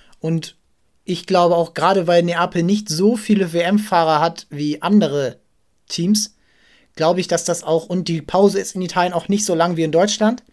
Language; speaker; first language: German; native; German